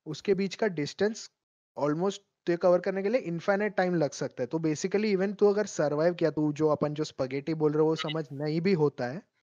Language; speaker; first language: Hindi; non-native, local second language; Malayalam